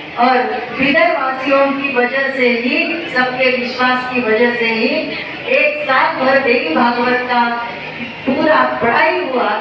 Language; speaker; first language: Hindi; non-native, local second language; Marathi